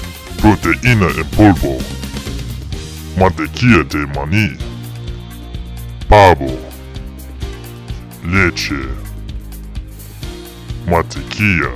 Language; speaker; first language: Spanish; non-native, learner; English